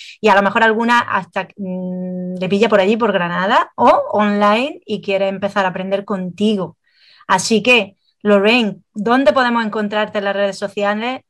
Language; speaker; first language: Spanish; native; Spanish